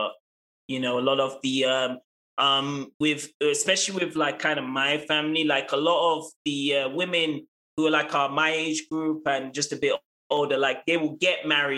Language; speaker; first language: English; native; English